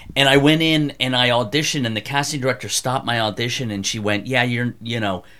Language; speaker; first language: English; native; English